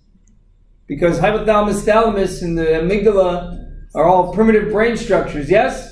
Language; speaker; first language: English; native; English